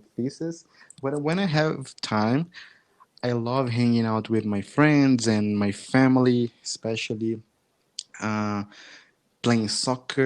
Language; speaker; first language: English; non-native, fluent; Portuguese